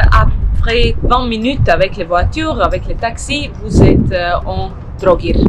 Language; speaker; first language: French; non-native, learner; Croatian